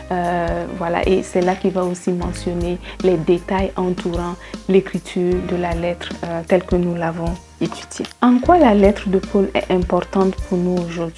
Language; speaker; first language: French; native; French